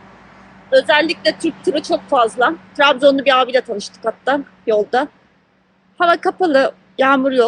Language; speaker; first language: Turkish; native; Turkish